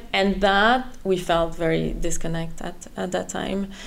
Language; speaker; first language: English; non-native, fluent; French